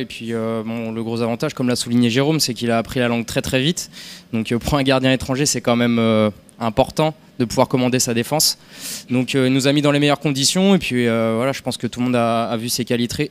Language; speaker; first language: French; native; French